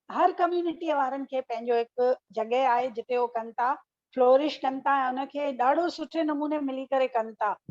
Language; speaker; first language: Sindhi; early bilingual, heritage; Sindhi